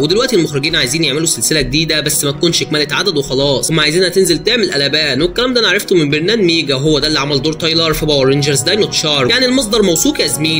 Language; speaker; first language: Arabic; native; Arabic